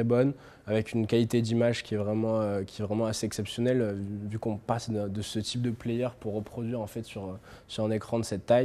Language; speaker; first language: French; native; French